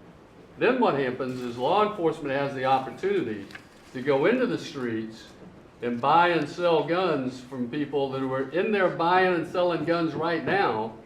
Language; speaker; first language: English; native; English